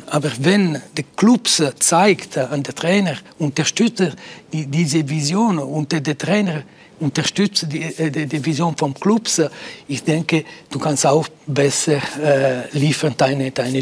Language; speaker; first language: German; non-native, local second language; Italian